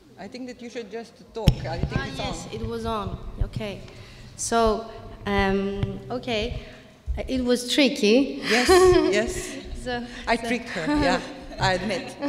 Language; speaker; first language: English; non-native, fluent; Greek